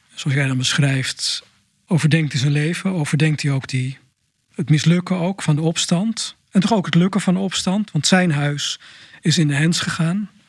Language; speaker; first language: Dutch; native; Dutch